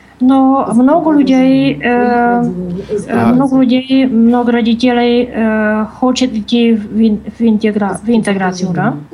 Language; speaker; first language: Russian; non-native, learner; Czech